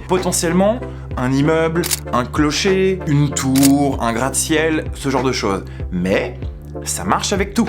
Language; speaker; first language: French; native; French